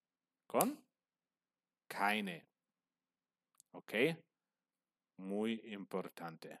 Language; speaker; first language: Spanish; non-native, fluent; German